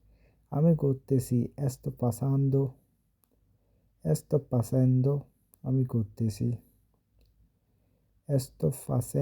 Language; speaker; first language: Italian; non-native, fluent; Bangla